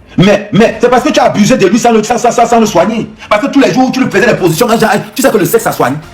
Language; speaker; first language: French; non-native, local second language; Lingala